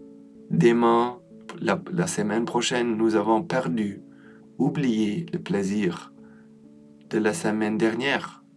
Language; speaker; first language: French; non-native, learner; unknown